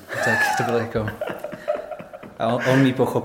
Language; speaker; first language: Czech; non-native, learner; English